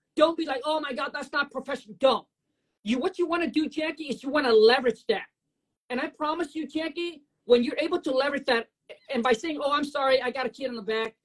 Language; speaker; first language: English; non-native, fluent; Vietnamese